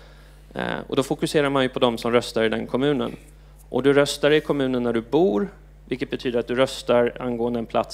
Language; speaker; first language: Swedish; native; Swedish